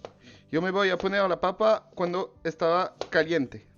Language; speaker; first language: Spanish; non-native, learner; French